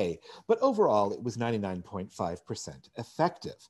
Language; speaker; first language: English; native; English